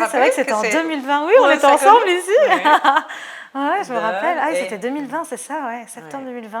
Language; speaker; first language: French; native; French